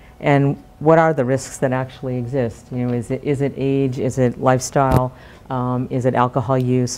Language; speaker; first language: English; native; English